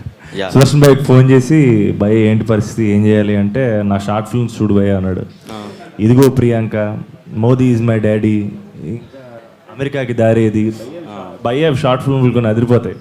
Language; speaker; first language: Telugu; native; Telugu